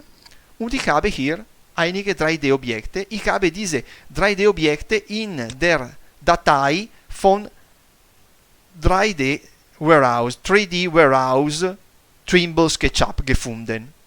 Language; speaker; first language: German; non-native, fluent; Italian